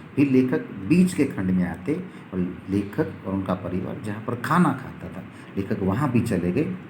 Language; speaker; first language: Hindi; non-native, local second language; Gujarati